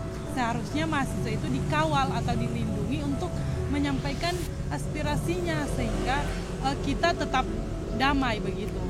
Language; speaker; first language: Indonesian; native; Indonesian